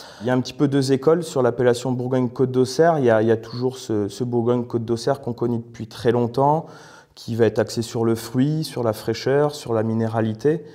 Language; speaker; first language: French; native; French